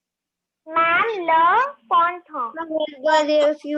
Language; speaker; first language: French; non-native, learner; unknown